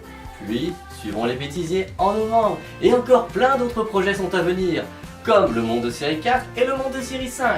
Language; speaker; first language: French; native; French